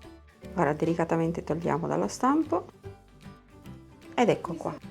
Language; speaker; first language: Italian; native; Italian